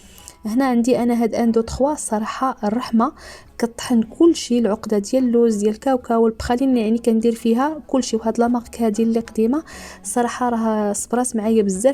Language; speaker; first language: Arabic; native; Arabic